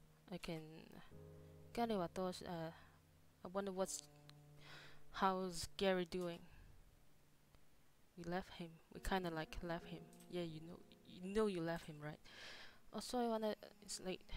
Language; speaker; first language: English; non-native, local second language; Cantonese